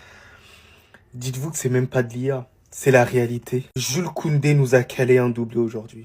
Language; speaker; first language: French; native; French